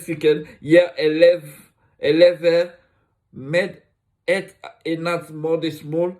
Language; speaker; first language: Swedish; non-native, learner; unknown